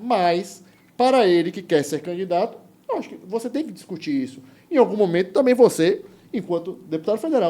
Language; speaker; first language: Portuguese; native; Portuguese